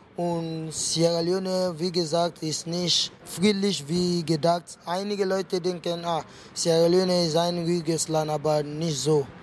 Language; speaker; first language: German; non-native, fluent; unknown